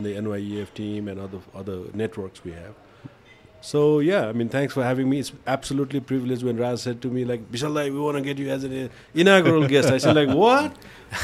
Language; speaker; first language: English; non-native, local second language; Maithili